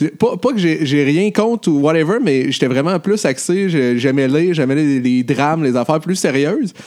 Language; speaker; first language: French; native; French